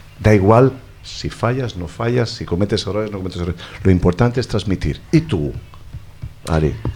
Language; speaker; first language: Spanish; native; Spanish